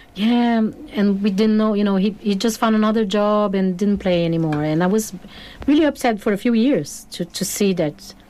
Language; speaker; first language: English; non-native, fluent; Portuguese